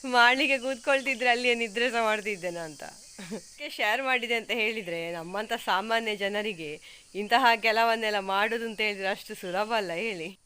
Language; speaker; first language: Kannada; non-native, local second language; Tulu